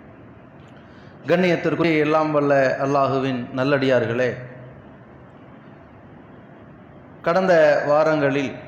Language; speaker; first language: Tamil; native; Tamil